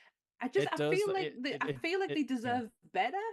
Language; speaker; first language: English; native; English